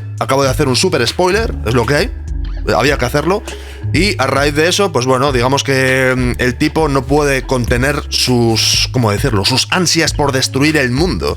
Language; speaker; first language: Spanish; native; Spanish